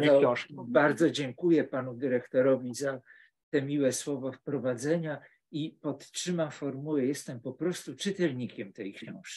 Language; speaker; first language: Polish; native; Polish